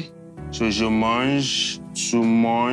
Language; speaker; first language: French; non-native, learner; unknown